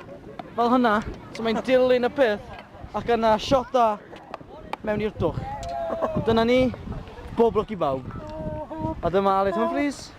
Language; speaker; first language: Welsh; non-native, local second language; English